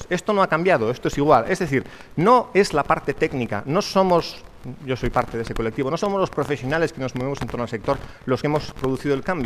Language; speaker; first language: Spanish; native; Spanish